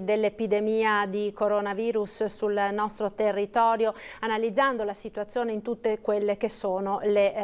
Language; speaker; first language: Italian; native; Italian